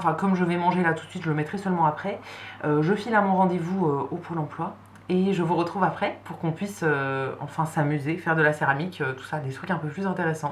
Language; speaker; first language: French; native; French